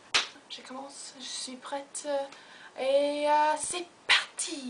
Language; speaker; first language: French; non-native, learner; English